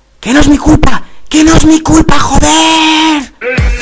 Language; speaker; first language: Spanish; native; Spanish